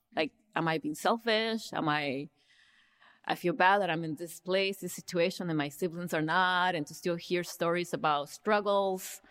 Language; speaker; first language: English; early bilingual, other home language; Spanish